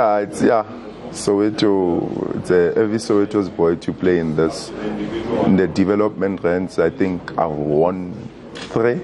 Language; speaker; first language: English; non-native, local second language; Zulu